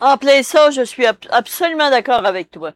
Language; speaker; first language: French; native; French